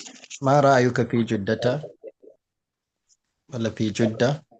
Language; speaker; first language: Arabic; non-native, learner; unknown